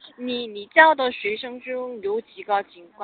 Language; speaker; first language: Chinese; non-native, learner; Korean